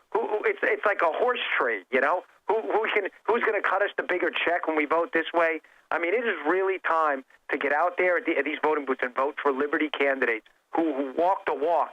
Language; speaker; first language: English; native; English